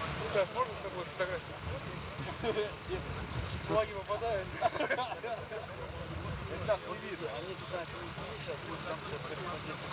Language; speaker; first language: Russian; native; Russian